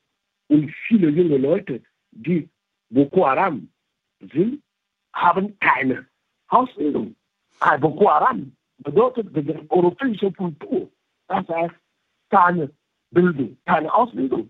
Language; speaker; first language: German; non-native, learner; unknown